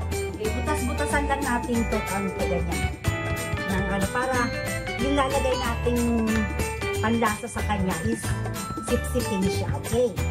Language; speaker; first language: Filipino; native; Filipino